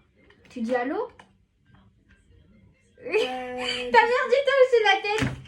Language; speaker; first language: French; native; French